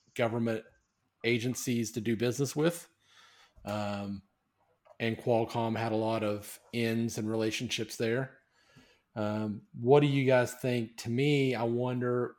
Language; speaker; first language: English; native; English